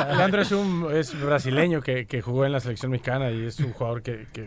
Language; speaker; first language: Spanish; native; Spanish